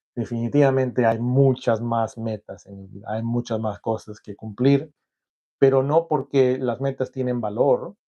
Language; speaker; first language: Spanish; early bilingual, other home language; English